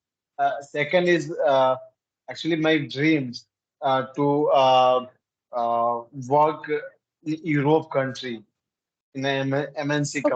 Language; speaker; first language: English; non-native, learner; Hindi